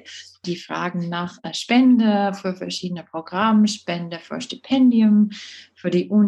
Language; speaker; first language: German; non-native, fluent; English